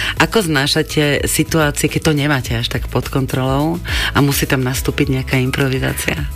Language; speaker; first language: Slovak; native; Slovak